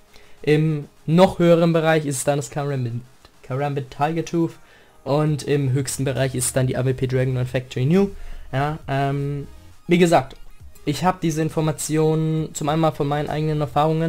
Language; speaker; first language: German; native; German